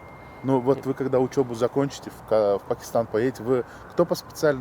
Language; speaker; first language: Russian; non-native, local second language; Kyrgyz